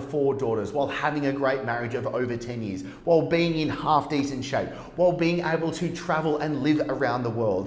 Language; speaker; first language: English; native; English